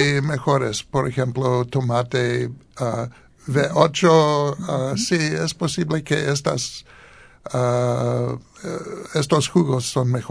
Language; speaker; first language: Spanish; non-native, learner; English